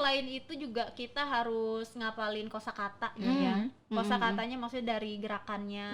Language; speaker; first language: Indonesian; native; Indonesian